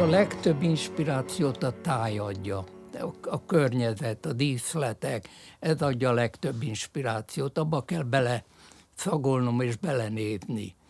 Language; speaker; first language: Hungarian; early bilingual, other home language; French